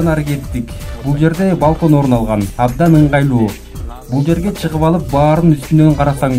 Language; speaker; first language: Kyrgyz; native; Kyrgyz